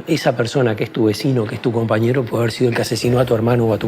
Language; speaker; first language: Spanish; native; Spanish